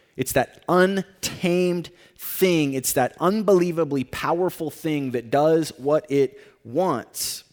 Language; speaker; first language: English; native; English